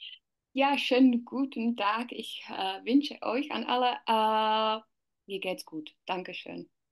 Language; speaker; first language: German; non-native, learner; Czech